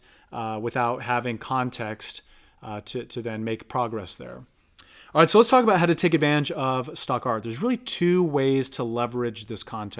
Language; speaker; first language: English; native; English